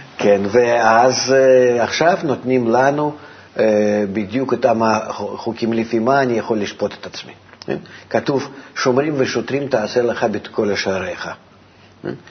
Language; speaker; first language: Hebrew; native; Hebrew